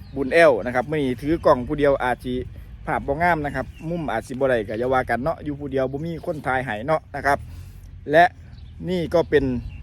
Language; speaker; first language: Thai; native; Thai